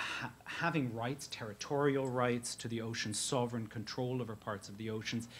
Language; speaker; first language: English; native; English